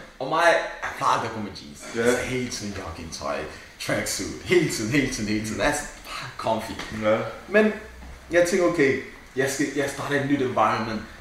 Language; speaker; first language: Danish; early bilingual, other home language; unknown